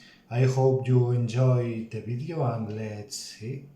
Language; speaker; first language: English; non-native, learner; Spanish